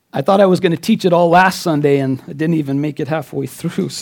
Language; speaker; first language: English; native; English